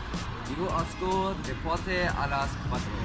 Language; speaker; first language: Spanish; non-native, learner; German